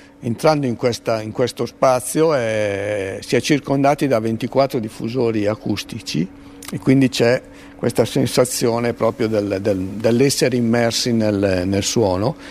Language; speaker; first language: Italian; native; Italian